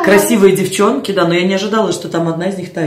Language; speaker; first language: Russian; native; Russian